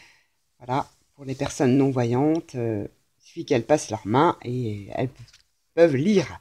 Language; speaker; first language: French; native; French